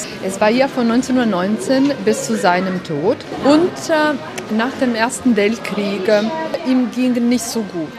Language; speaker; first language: German; non-native, local second language; Italian